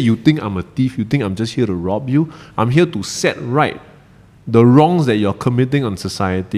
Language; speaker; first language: English; native; English